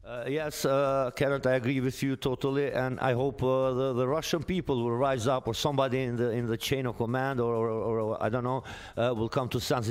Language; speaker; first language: English; non-native, fluent; Albanian